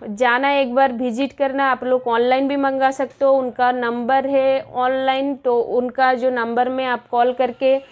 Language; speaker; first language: Hindi; non-native, local second language; Bangla